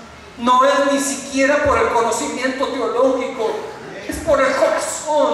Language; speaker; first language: Spanish; native; Spanish